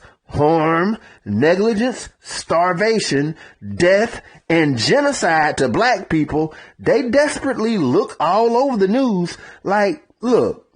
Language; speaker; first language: English; native; English